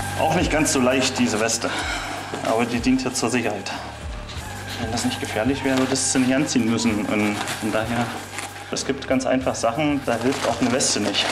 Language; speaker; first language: German; native; German